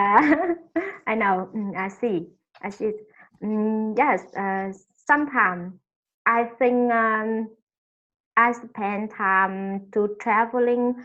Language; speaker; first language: English; non-native, learner; Vietnamese